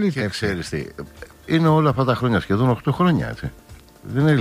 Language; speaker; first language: Greek; native; Greek